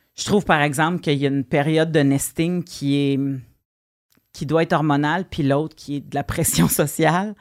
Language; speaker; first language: French; native; French